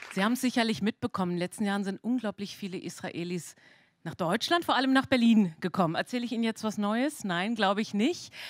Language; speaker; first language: German; native; German